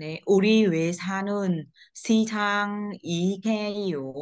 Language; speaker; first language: Korean; non-native, learner; Vietnamese